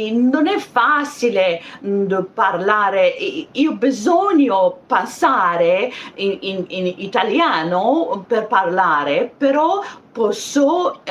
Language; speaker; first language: Italian; non-native, learner; French